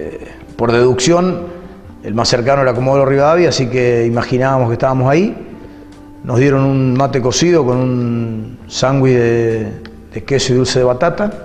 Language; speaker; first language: Spanish; native; Spanish